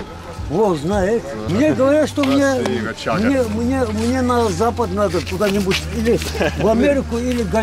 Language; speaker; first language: Russian; non-native, local second language; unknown